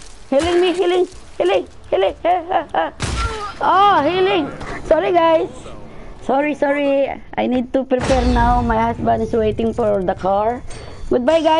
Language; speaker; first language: English; non-native, local second language; Filipino